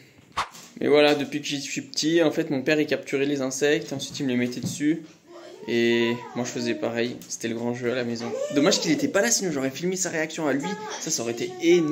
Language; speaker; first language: French; native; French